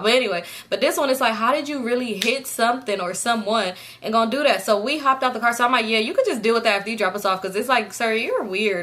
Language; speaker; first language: English; native; English